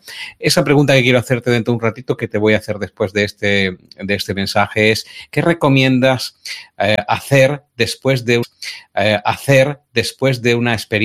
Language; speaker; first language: Spanish; native; Spanish